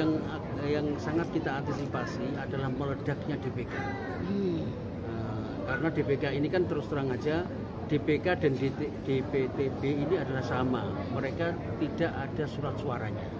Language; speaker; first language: Indonesian; native; Indonesian